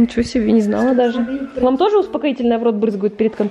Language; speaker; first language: Russian; native; Russian